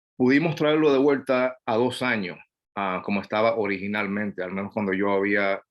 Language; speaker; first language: Spanish; non-native, fluent; English